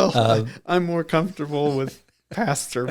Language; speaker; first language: English; native; English